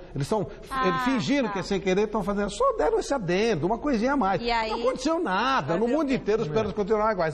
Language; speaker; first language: Portuguese; native; Portuguese